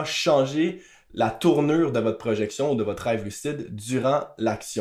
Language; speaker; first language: French; native; French